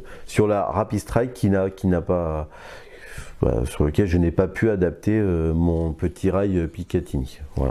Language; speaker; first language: French; native; French